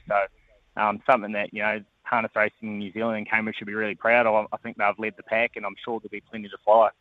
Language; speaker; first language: English; native; English